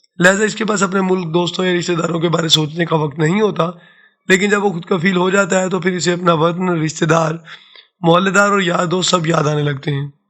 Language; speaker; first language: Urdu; non-native, local second language; Saraiki